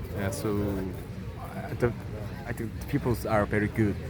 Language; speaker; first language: English; non-native, fluent; Korean